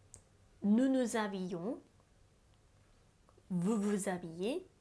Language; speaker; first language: French; non-native, fluent; Japanese